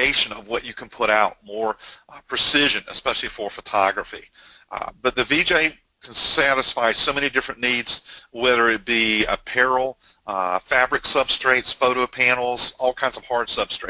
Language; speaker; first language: English; native; English